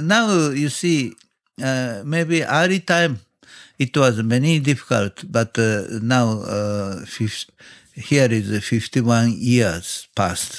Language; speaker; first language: English; non-native, learner; Japanese